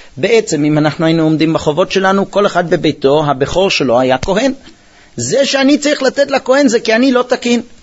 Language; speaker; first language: Hebrew; early bilingual, heritage; Hebrew